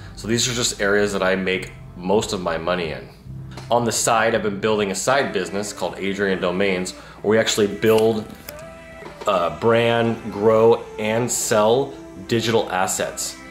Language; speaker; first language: English; native; English